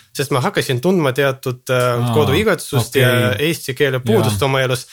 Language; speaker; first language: Estonian; non-native, local second language; Russian